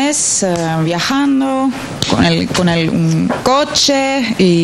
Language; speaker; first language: Spanish; non-native, learner; Finnish